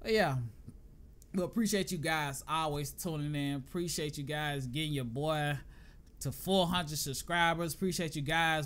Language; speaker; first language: English; native; English